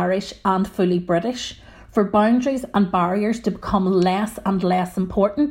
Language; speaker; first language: English; native; English